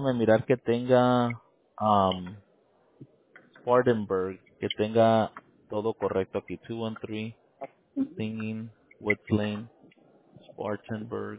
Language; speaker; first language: Spanish; native; Spanish